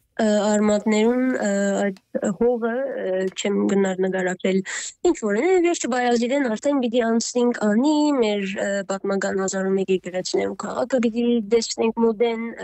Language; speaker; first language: Armenian; early bilingual, heritage; Armenian